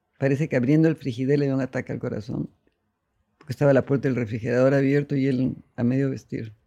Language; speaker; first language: Spanish; native; Spanish